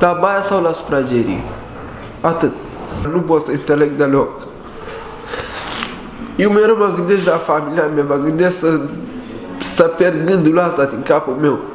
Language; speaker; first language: Romanian; non-native, learner; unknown